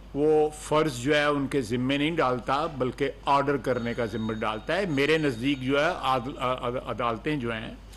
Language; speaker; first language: Urdu; non-native, local second language; Punjabi